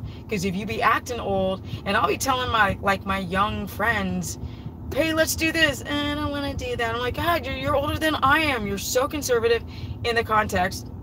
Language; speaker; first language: English; native; English